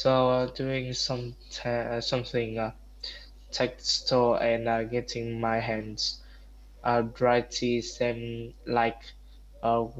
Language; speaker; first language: English; non-native, learner; Vietnamese